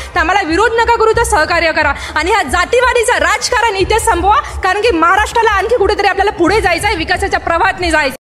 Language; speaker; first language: Marathi; non-native, local second language; Lambadi